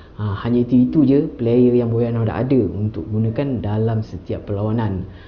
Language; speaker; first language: Malay; native; Malay